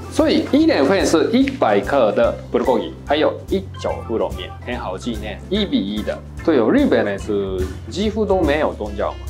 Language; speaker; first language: Chinese; non-native, fluent; Japanese